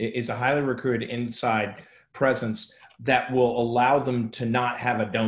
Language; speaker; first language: English; native; English